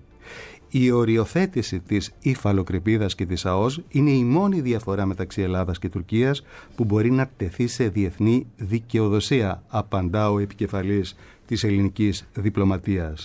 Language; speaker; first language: Greek; native; Greek